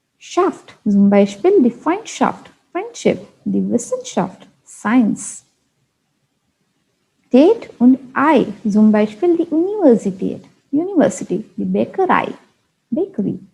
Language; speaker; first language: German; non-native, fluent; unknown